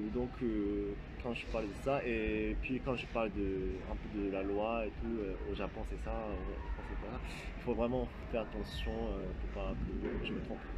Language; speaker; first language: French; non-native, fluent; Japanese